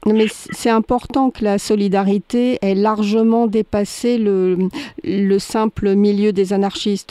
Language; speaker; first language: French; native; French